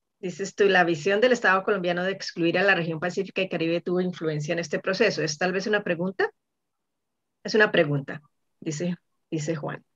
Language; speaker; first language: Spanish; native; Spanish